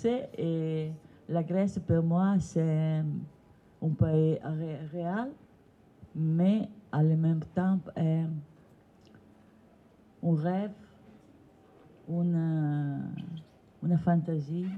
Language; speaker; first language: French; non-native, learner; Italian